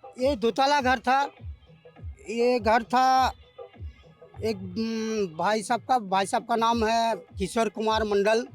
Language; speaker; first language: Hindi; non-native, local second language; Bangla